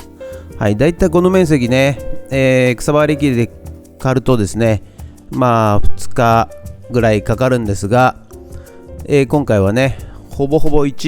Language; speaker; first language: Japanese; native; Japanese